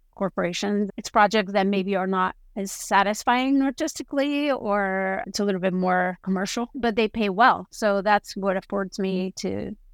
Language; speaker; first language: English; non-native, fluent; Spanish